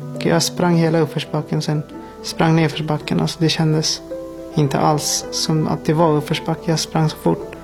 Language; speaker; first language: Swedish; non-native, fluent; Persian